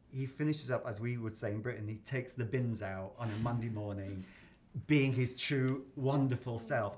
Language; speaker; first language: English; native; English